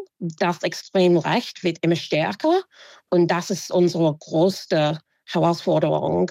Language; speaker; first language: German; non-native, fluent; English